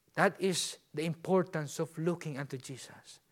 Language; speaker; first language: English; non-native, local second language; Filipino